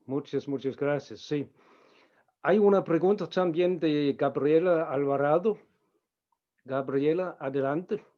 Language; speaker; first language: Spanish; non-native, fluent; Danish